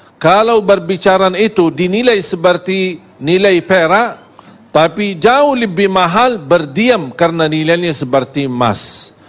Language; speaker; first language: Malay; non-native, fluent; Arabic